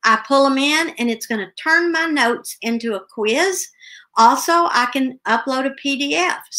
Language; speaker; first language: English; native; English